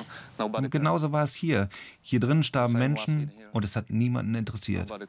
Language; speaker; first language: German; native; German